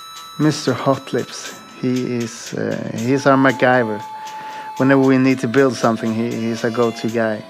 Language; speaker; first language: English; non-native, fluent; Swedish